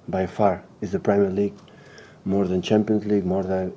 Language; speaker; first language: English; non-native, learner; Catalan